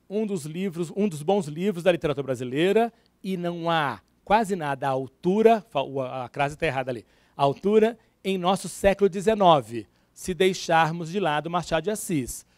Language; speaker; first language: Portuguese; native; Portuguese